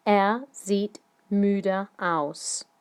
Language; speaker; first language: German; non-native, fluent; English